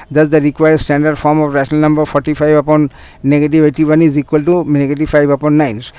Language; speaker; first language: English; non-native, local second language; Bangla